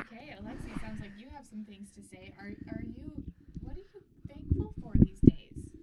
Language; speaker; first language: English; native; English